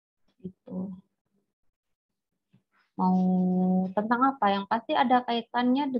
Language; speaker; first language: Indonesian; native; Indonesian